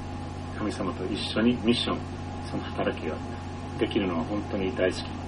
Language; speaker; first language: Japanese; non-native, fluent; English